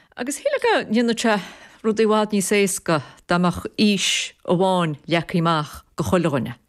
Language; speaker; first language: Irish; native; Irish